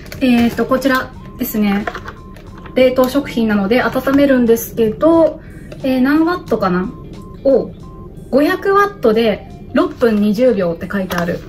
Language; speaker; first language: Japanese; native; Japanese